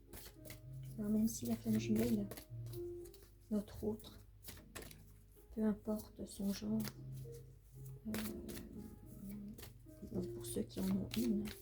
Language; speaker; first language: French; native; French